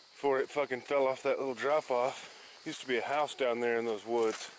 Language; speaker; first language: English; native; English